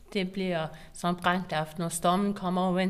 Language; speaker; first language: Danish; non-native, local second language; Faroese